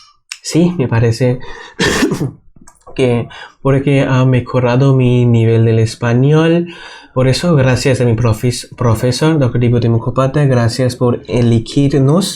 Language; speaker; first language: Spanish; non-native, fluent; Bangla